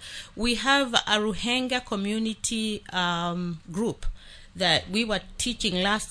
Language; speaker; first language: English; non-native, local second language; Kikuyu